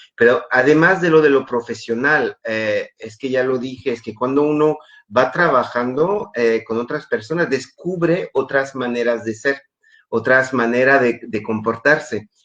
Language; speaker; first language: Spanish; non-native, fluent; French